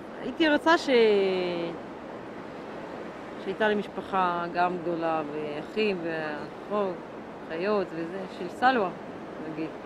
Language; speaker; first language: Hebrew; non-native, fluent; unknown